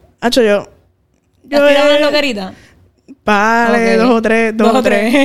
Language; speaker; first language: Spanish; native; Spanish